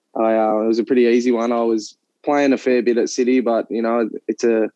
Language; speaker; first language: English; native; English